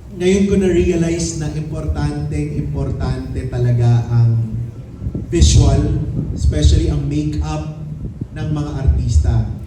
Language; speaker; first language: Filipino; native; Filipino